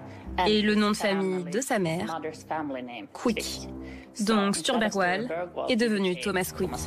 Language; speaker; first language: French; native; French